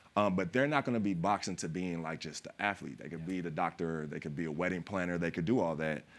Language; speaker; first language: English; native; English